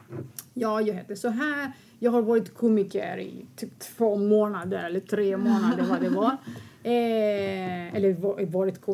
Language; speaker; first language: Swedish; non-native, fluent; Greek